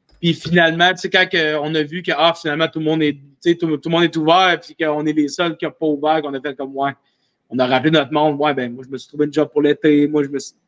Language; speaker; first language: French; native; French